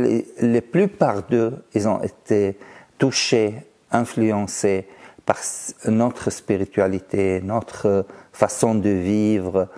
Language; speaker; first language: French; non-native, fluent; Arabic